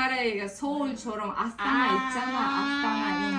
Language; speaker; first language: Korean; non-native, learner; Kazakh